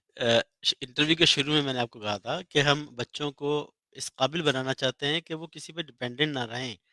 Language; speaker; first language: Urdu; native; Urdu